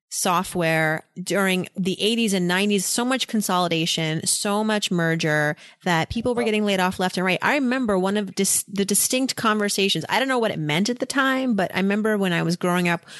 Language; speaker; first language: English; native; English